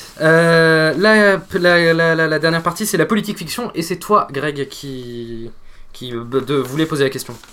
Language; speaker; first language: French; native; French